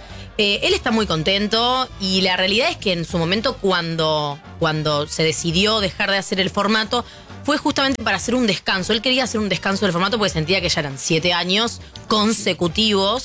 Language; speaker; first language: Spanish; native; Spanish